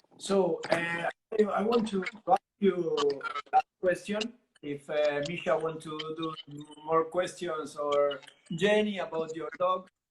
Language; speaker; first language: English; non-native, learner; Italian